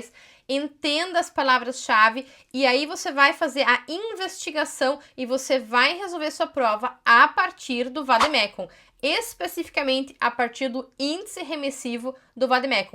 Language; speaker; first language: Portuguese; native; Portuguese